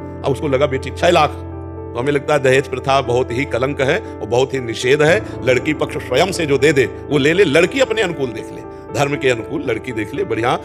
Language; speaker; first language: Hindi; native; Hindi